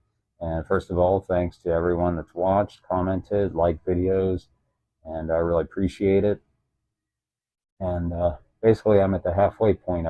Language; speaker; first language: English; native; English